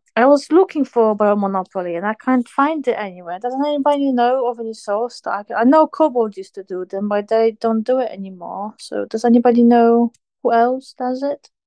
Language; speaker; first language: English; non-native, fluent; Polish